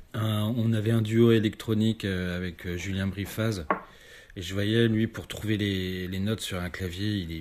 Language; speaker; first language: French; native; French